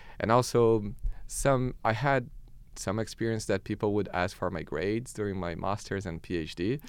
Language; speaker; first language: English; non-native, fluent; Portuguese